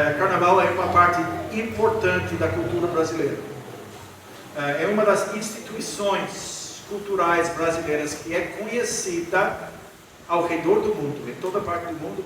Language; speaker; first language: Portuguese; non-native, fluent; English